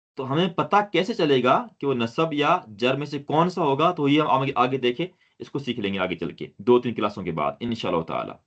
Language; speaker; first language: Urdu; non-native, local second language; Sindhi